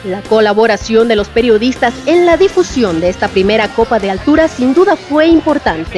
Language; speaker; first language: Spanish; native; Spanish